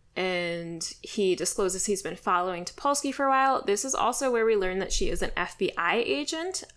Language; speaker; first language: English; native; English